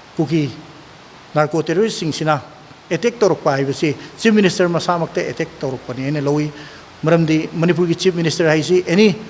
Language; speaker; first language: Manipuri; native; Manipuri